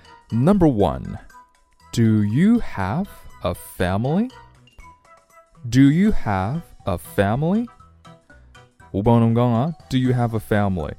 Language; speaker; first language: English; non-native, fluent; Chinese